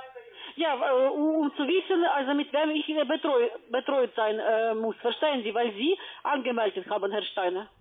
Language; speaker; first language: German; non-native, fluent; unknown